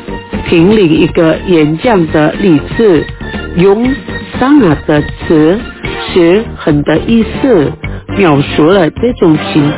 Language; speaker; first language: Chinese; early bilingual, heritage; Chinese